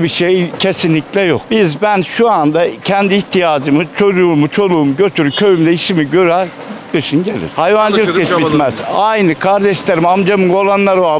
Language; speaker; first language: Turkish; native; Turkish